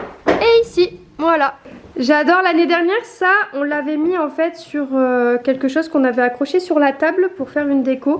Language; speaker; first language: French; native; French